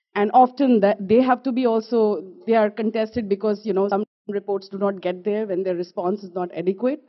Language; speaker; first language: English; non-native, local second language; Kashmiri